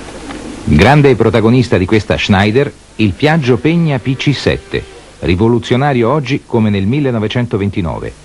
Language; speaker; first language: Italian; native; Italian